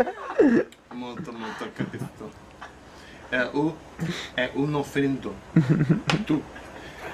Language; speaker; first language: Italian; non-native, learner; Czech